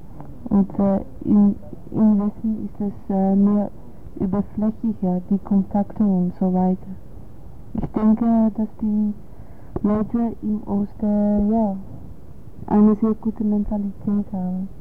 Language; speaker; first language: German; non-native, fluent; Dutch